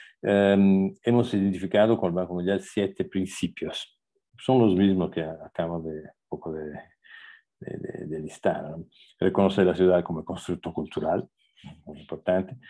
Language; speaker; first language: Spanish; non-native, fluent; Italian